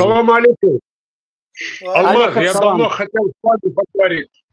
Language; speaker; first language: Russian; non-native, local second language; Tajik